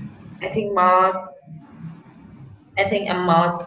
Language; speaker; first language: English; non-native, learner; Vietnamese